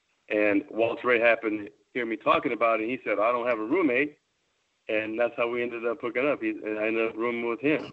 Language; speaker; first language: English; native; English